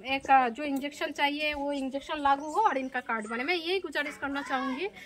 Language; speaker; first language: Hindi; non-native, local second language; Bangla